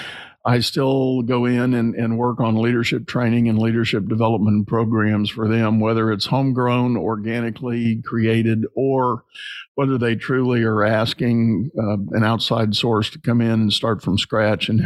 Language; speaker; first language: English; native; English